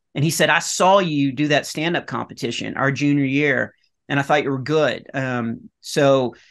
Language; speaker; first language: English; native; English